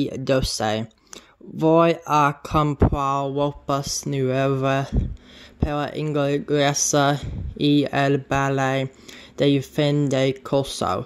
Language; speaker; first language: Spanish; non-native, learner; English